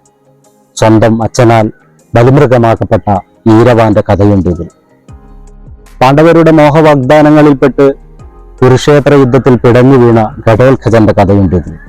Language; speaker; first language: Malayalam; native; Malayalam